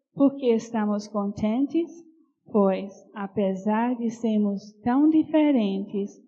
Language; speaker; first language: Portuguese; non-native, fluent; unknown